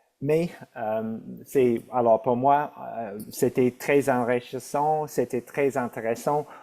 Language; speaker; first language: French; non-native, local second language; English